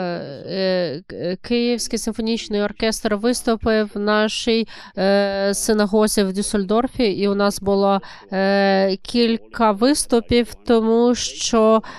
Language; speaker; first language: Ukrainian; non-native, learner; German